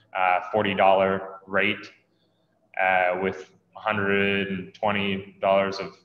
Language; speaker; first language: English; native; English